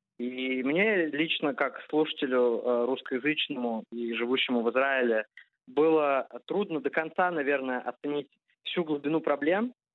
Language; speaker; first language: Russian; early bilingual, heritage; Russian